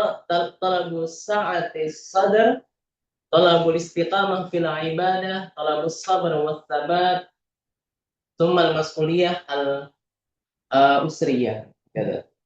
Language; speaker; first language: Arabic; non-native, fluent; Indonesian